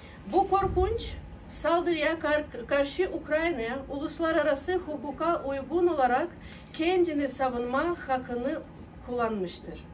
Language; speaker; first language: Turkish; non-native, learner; Ukrainian